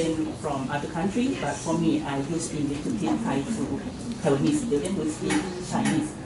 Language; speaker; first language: English; non-native, fluent; Thai